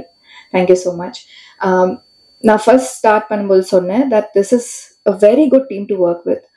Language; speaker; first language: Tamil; non-native, learner; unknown